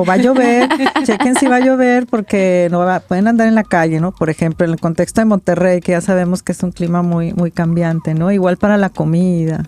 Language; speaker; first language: Spanish; native; Spanish